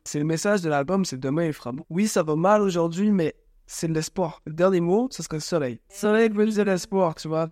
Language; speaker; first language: French; native; French